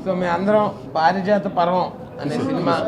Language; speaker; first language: Telugu; native; Telugu